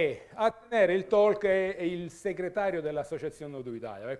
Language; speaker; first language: Italian; native; Italian